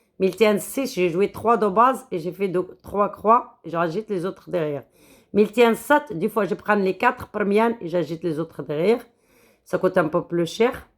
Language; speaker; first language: French; non-native, local second language; Arabic